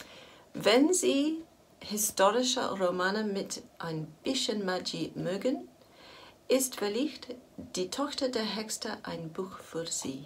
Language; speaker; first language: German; non-native, learner; English